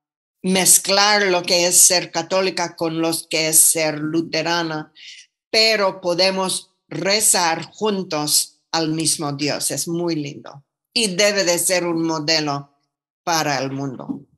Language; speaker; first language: Spanish; non-native, fluent; English